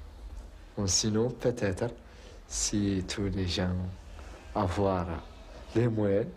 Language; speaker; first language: French; non-native, local second language; Arabic